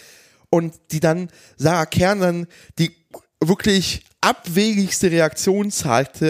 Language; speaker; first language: German; native; German